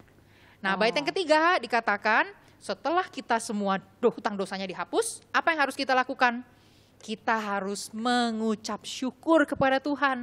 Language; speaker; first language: Indonesian; native; Indonesian